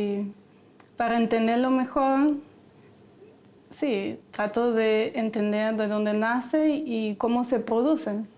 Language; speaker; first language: Spanish; non-native, fluent; German